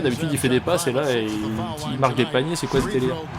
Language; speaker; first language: French; native; French